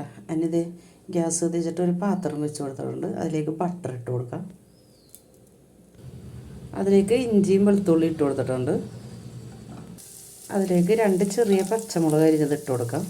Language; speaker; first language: Malayalam; native; Malayalam